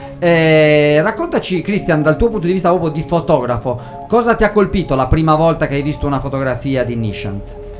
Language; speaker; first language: Italian; native; Italian